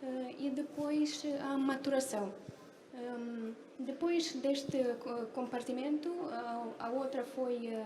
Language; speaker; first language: Portuguese; non-native, fluent; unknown